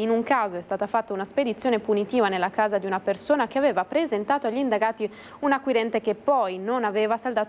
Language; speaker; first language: Italian; native; Italian